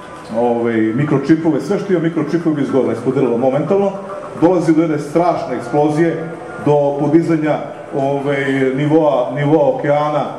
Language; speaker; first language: Serbian; native; Serbian